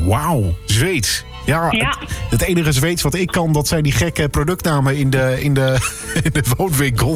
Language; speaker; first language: Dutch; native; Dutch